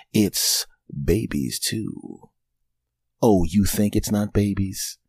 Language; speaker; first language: English; native; English